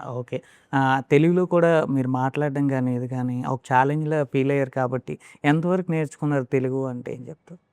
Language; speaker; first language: Telugu; native; Telugu